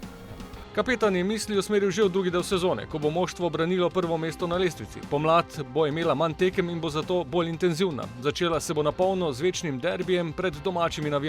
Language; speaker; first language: Slovenian; native; Slovenian